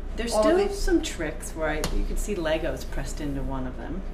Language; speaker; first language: English; native; English